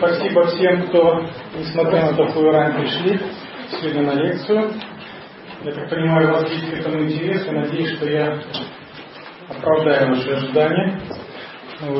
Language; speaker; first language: Russian; native; Russian